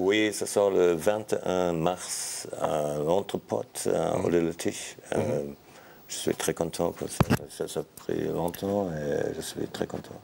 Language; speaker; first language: French; non-native, learner; English